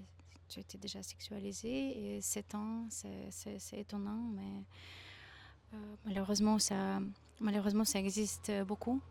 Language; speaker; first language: French; non-native, fluent; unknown